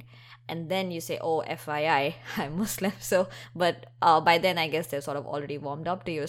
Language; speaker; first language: English; non-native, local second language; Hindi